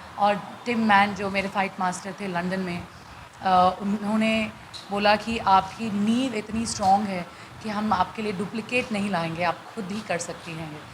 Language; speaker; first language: Hindi; non-native, local second language; Bhojpuri